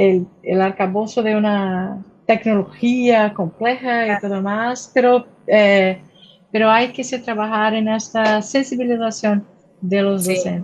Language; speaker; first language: Spanish; non-native, fluent; Portuguese